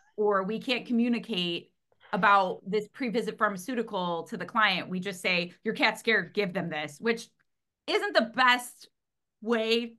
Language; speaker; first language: English; native; English